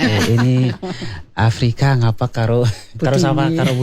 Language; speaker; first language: Indonesian; non-native, learner; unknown